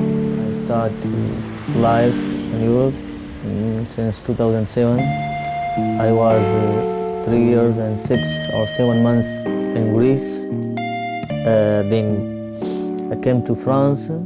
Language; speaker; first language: English; non-native, learner; Pashto